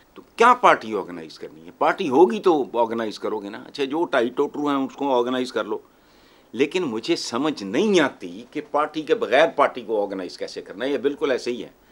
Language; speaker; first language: Urdu; non-native, local second language; Punjabi